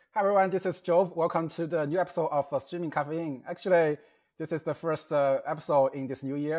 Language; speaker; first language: English; non-native, fluent; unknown